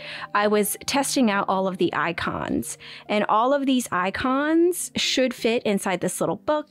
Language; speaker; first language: English; native; English